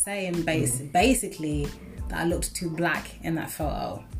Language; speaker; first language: English; native; English